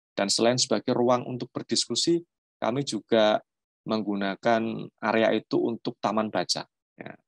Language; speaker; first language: Indonesian; non-native, local second language; Javanese